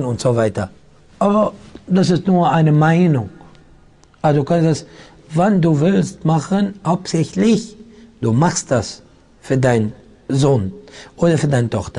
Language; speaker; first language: German; non-native, fluent; Arabic